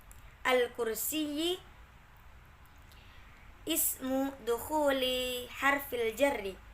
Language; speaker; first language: Arabic; non-native, learner; Indonesian